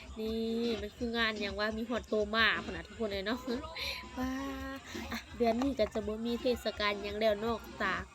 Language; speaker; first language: Thai; non-native, local second language; Lao